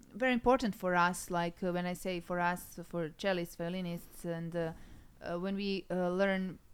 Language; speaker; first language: English; non-native, fluent; Serbian